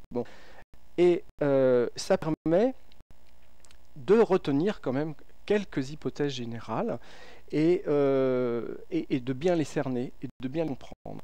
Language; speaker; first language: French; native; French